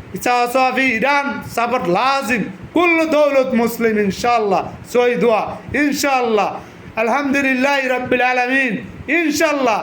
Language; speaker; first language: Arabic; non-native, learner; Bangla